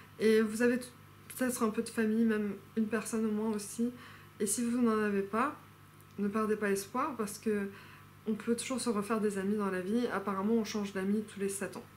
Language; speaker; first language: French; non-native, fluent; English